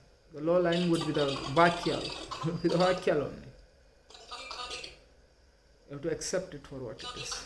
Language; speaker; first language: English; non-native, local second language; Hindi